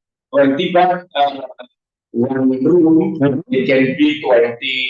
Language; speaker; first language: English; non-native, learner; Indonesian